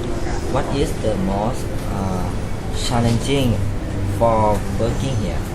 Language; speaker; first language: English; non-native, learner; Thai